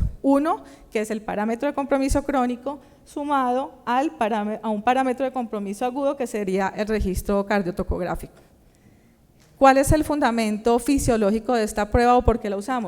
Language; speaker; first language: Spanish; native; Spanish